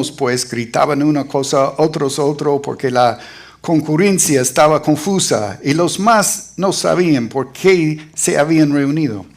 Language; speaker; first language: Spanish; non-native, fluent; English